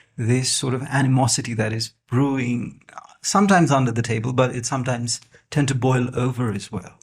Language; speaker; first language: English; non-native, local second language; Nepali